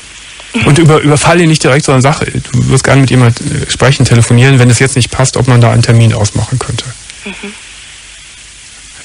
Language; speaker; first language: German; native; German